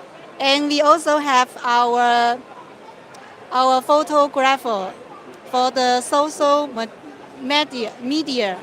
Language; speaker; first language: English; non-native, local second language; Chinese